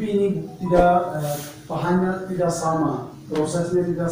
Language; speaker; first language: Indonesian; non-native, fluent; Turkish